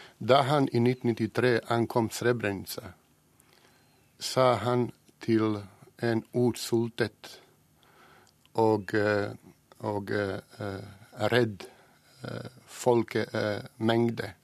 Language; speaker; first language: Norwegian; non-native, fluent; Bosnian